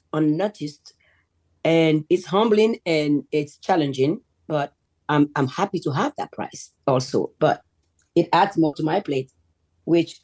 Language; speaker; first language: English; non-native, fluent; Yoruba